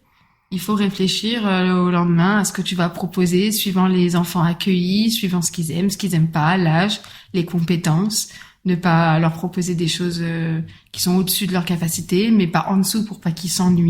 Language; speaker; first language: French; native; French